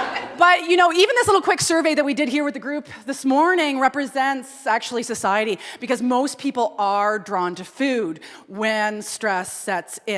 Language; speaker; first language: English; native; English